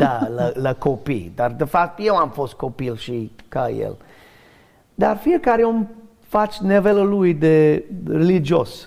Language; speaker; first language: Romanian; non-native, learner; English